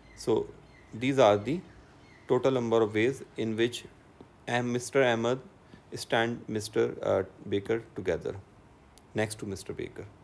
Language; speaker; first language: English; non-native, local second language; Urdu